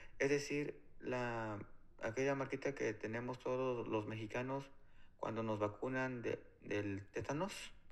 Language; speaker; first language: Spanish; native; Spanish